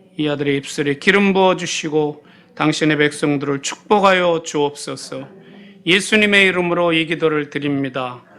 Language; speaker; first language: Korean; native; Korean